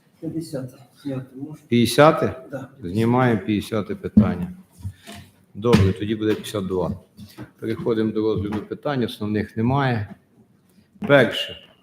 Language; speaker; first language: Ukrainian; native; Ukrainian